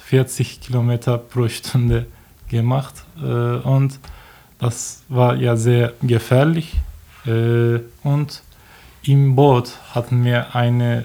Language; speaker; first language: German; non-native, learner; Turkish